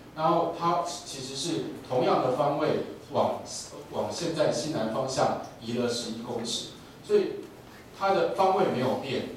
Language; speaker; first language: Chinese; native; Chinese